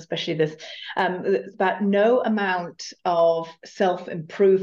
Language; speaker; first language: English; native; English